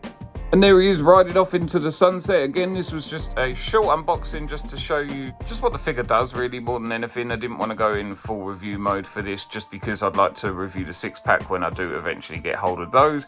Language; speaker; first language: English; native; English